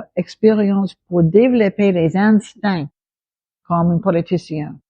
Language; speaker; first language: French; non-native, fluent; English